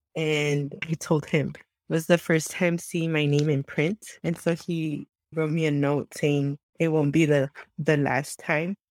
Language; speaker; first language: English; early bilingual, other home language; Spanish